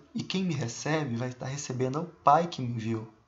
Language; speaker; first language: Portuguese; native; Portuguese